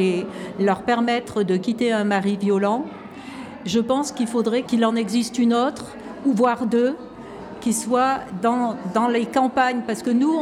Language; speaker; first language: French; native; French